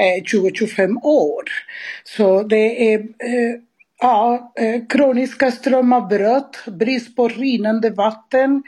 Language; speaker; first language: Swedish; non-native, fluent; Spanish